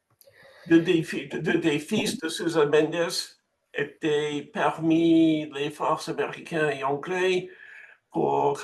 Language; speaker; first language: French; non-native, fluent; English